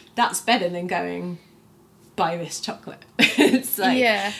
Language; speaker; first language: English; native; English